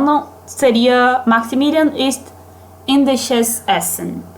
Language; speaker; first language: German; non-native, fluent; Portuguese